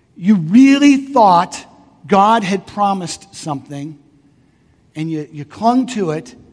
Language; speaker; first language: English; native; English